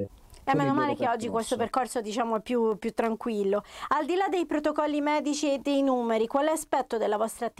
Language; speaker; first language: Italian; native; Italian